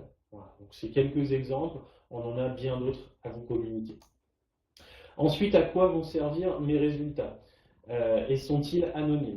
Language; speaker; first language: French; native; French